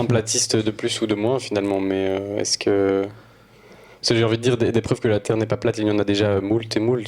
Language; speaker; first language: French; native; French